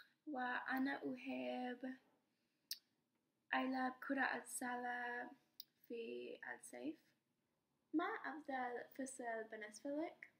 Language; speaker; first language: Arabic; non-native, learner; English